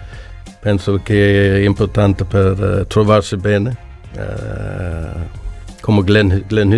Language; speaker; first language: Italian; non-native, learner; Swedish